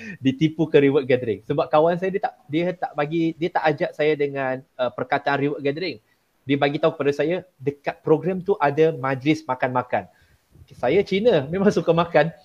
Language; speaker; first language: Malay; non-native, local second language; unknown